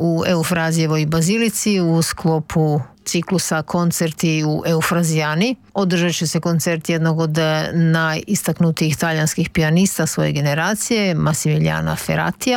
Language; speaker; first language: Croatian; native; Croatian